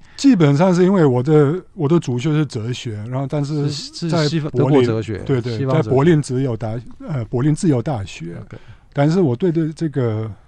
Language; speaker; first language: Chinese; non-native, fluent; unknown